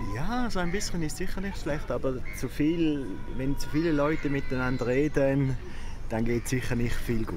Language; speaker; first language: German; native; German